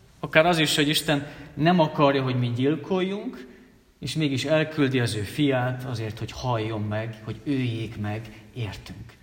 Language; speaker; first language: Hungarian; native; Hungarian